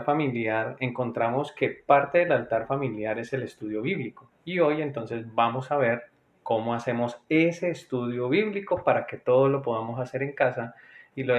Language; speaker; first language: Spanish; native; Spanish